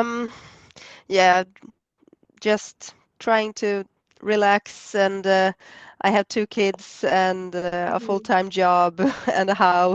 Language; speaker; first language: English; non-native, fluent; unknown